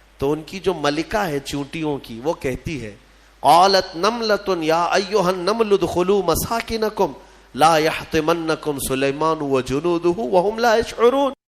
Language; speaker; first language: Urdu; native; Urdu